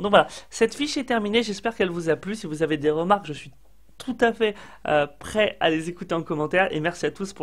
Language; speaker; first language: French; native; French